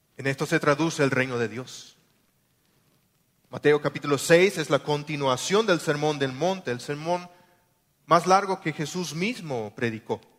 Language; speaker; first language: Spanish; non-native, local second language; German